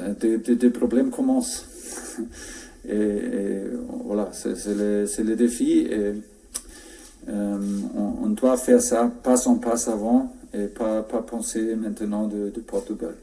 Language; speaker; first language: French; non-native, fluent; German